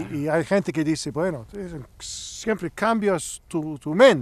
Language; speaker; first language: Spanish; non-native, learner; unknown